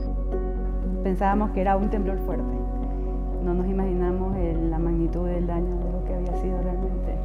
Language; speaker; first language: Spanish; native; Spanish